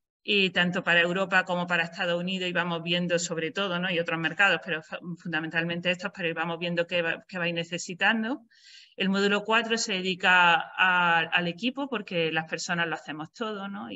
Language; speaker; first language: Spanish; native; Spanish